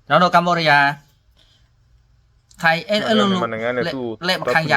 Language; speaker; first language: Burmese; non-native, learner; Khmer